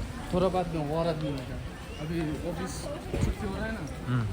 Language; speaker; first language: Hindi; non-native, learner; Bangla